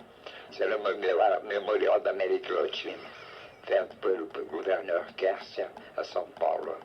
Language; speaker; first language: French; non-native, fluent; Portuguese